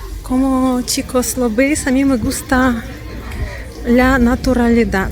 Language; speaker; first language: Spanish; non-native, fluent; Russian